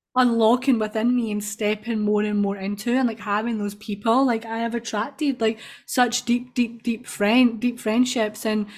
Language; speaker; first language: English; native; English